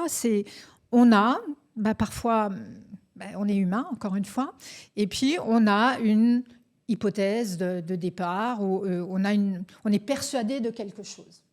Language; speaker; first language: French; native; French